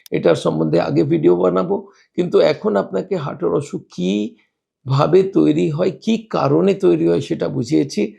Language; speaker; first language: Bangla; non-native, local second language; Hindi